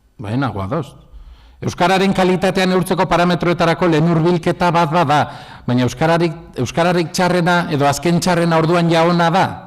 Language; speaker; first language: Basque; non-native, local second language; Spanish